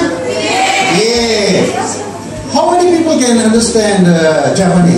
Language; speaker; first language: English; non-native, local second language; Urdu